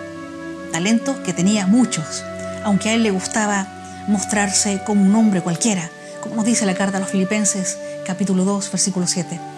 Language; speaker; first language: Spanish; native; Spanish